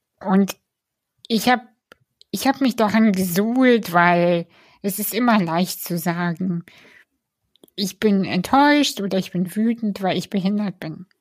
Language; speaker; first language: German; early bilingual, other home language; Russian